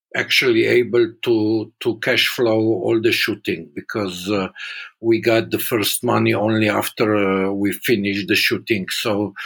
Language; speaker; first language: English; non-native, fluent; Slovenian